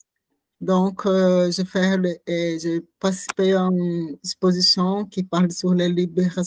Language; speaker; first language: French; non-native, learner; Portuguese